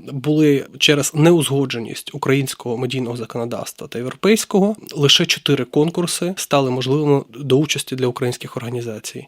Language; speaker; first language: Ukrainian; native; Ukrainian